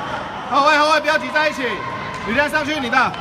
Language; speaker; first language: Chinese; native; Chinese